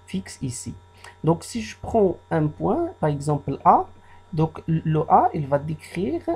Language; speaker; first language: French; non-native, local second language; Arabic